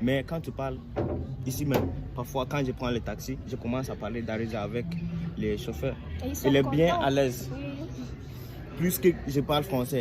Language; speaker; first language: French; non-native, learner; English